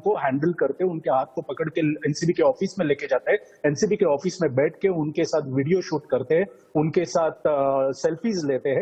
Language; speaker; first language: Hindi; native; Hindi